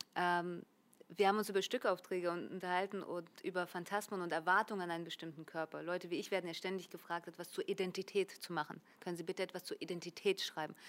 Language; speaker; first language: German; early bilingual, other home language; Russian